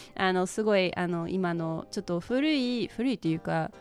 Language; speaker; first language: Japanese; non-native, fluent; English